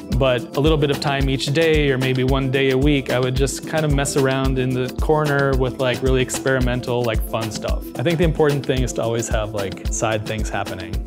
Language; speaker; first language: English; native; English